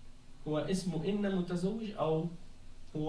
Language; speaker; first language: Arabic; non-native, fluent; French